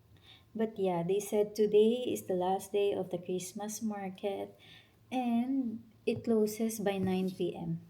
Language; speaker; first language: English; non-native, local second language; Filipino